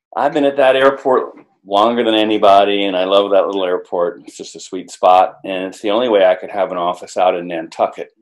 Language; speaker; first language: English; native; English